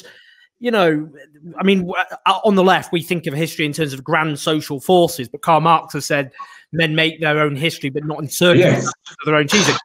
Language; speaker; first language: English; native; English